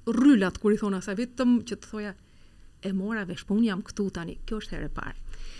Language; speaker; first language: Albanian; native; Albanian